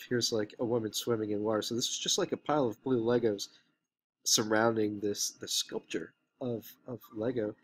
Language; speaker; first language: English; native; English